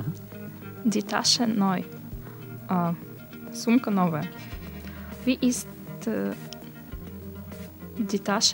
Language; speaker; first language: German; non-native, learner; Russian